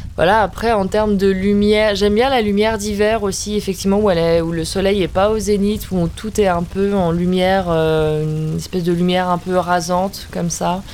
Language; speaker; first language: French; native; French